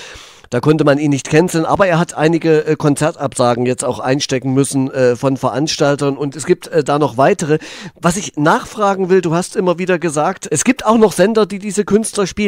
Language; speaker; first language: German; native; German